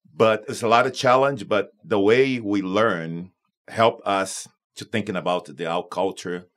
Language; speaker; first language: English; non-native, learner; Portuguese